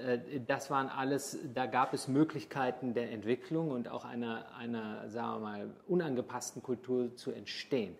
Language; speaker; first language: German; native; German